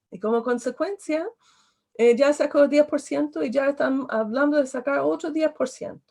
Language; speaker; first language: Spanish; non-native, fluent; English